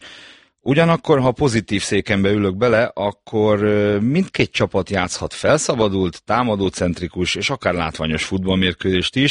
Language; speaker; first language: Hungarian; native; Hungarian